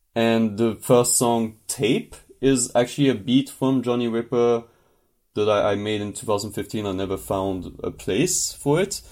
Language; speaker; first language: English; non-native, fluent; French